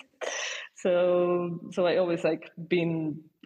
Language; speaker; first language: English; non-native, fluent; Polish